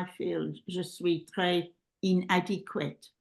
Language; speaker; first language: French; non-native, learner; English